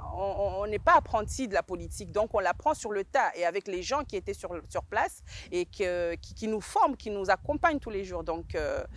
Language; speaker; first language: French; native; French